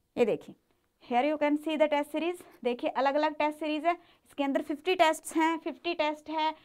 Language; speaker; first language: Hindi; native; Hindi